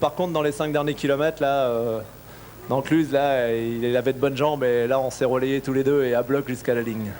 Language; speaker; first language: French; native; French